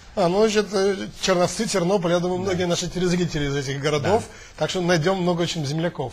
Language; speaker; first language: Russian; native; Russian